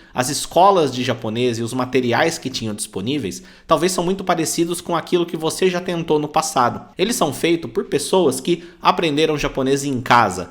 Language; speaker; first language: Portuguese; native; Portuguese